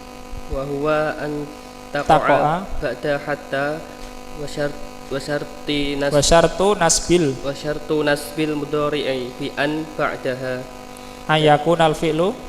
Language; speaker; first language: Arabic; non-native, learner; Indonesian